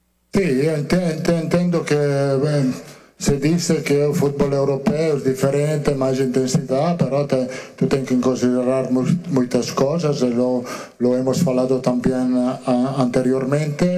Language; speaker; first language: Portuguese; non-native, learner; Italian